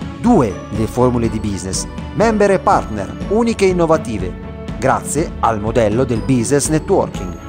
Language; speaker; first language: Italian; native; Italian